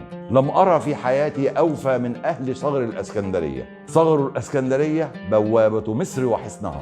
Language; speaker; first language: Arabic; native; Arabic